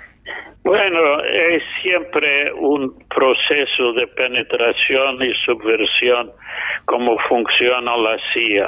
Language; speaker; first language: Spanish; non-native, fluent; English